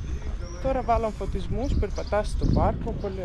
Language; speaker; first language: Greek; non-native, fluent; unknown